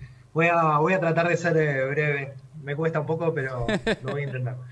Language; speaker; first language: Spanish; native; Spanish